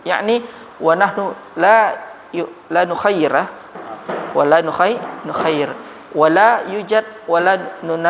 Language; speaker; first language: Arabic; non-native, learner; Malay